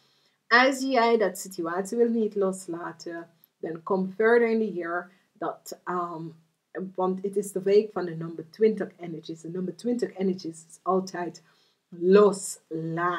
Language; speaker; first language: Dutch; non-native, learner; English